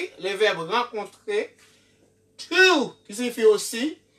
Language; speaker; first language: French; native; French